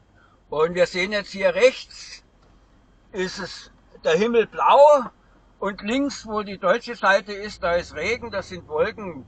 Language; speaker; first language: German; native; German